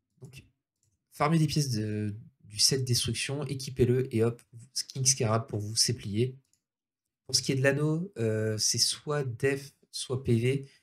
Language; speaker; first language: French; native; French